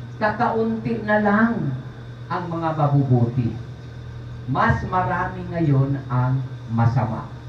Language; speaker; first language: Filipino; non-native, local second language; Cebuano